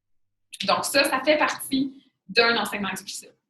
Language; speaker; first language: French; native; French